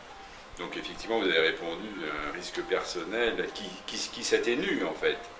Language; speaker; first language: French; native; French